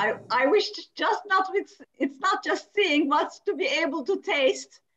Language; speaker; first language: English; non-native, fluent; Turkish